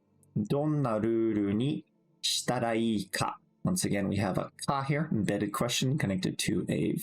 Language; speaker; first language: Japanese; non-native, fluent; English